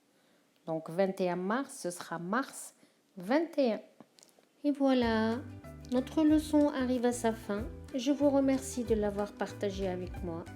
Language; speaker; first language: French; non-native, fluent; Chinese